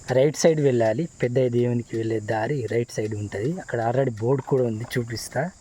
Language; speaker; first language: Telugu; non-native, local second language; Gondi